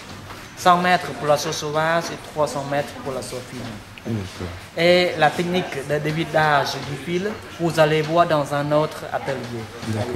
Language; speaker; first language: French; non-native, fluent; Khmer